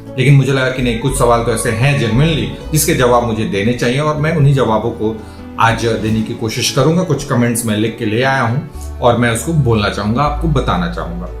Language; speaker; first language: Hindi; native; Hindi